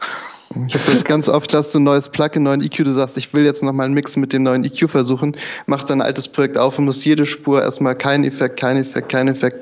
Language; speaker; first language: German; native; German